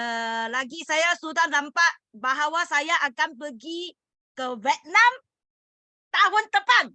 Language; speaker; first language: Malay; non-native, learner; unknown